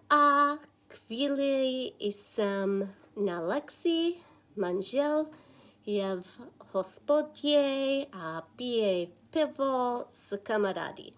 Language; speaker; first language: Czech; non-native, learner; English